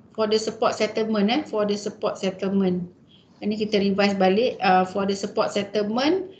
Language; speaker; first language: English; non-native, local second language; Malay